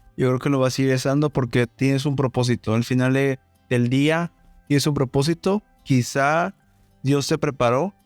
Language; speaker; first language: Spanish; native; Spanish